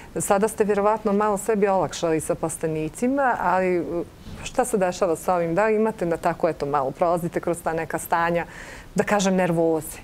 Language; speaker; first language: Serbian; native; Serbian